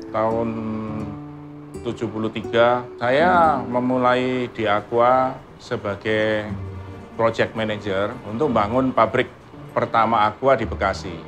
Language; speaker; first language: Indonesian; native; Indonesian